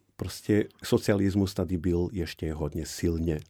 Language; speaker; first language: Czech; non-native, fluent; Portuguese